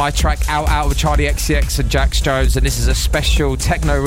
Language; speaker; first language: English; native; English